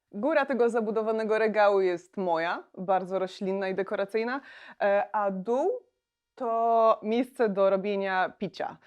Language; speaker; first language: Polish; native; Polish